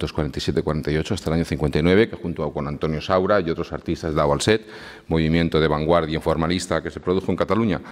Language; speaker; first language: Spanish; native; Spanish